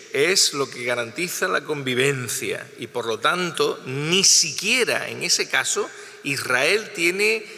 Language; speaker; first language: Spanish; native; Spanish